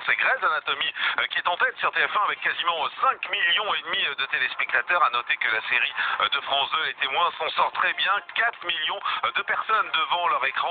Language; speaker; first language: French; native; French